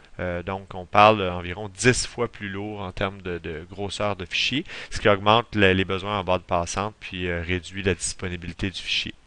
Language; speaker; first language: French; native; French